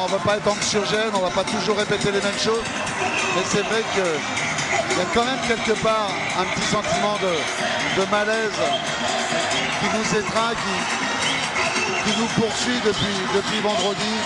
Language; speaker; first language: French; native; French